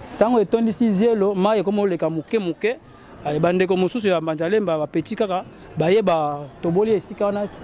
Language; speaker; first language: Lingala; native; Lingala